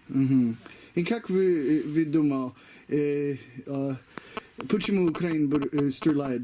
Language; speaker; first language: Russian; non-native, learner; English